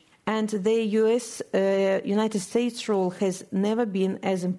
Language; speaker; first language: English; non-native, fluent; Russian